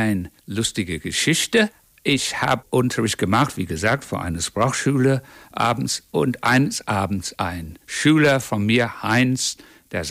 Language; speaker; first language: German; non-native, fluent; English